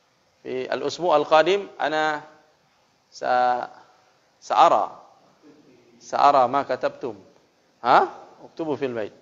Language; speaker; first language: Arabic; non-native, fluent; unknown